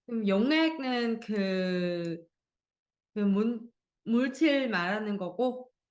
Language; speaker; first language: Korean; non-native, fluent; Vietnamese